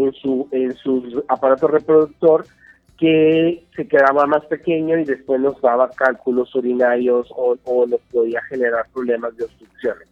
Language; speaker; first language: Spanish; native; Spanish